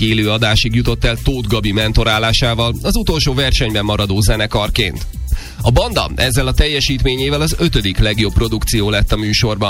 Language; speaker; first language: Hungarian; native; Hungarian